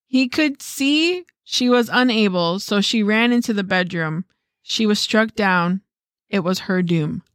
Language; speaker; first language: English; early bilingual, other home language; Spanish